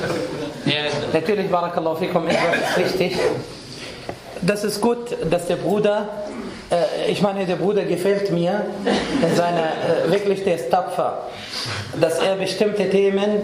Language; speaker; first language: German; non-native, fluent; Arabic